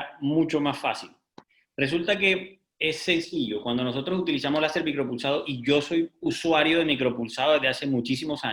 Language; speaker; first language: Spanish; native; Spanish